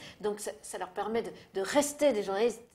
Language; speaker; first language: French; native; French